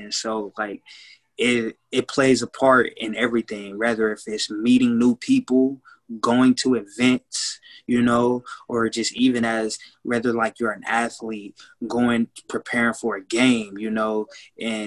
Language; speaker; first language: English; native; English